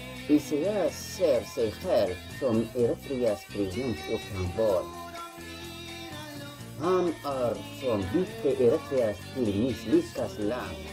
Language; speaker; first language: Swedish; non-native, learner; Tigrinya